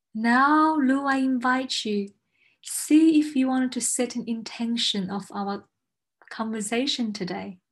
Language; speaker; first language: English; non-native, fluent; Chinese